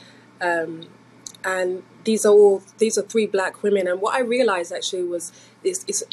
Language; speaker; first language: English; native; English